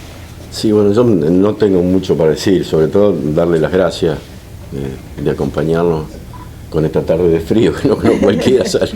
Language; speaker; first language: Spanish; native; Spanish